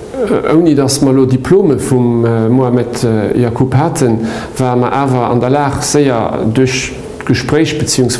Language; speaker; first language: German; non-native, local second language; Luxembourgish